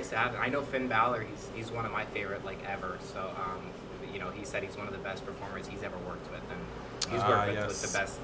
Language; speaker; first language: English; native; English